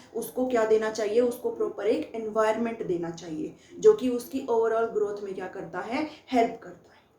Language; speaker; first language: Hindi; native; Hindi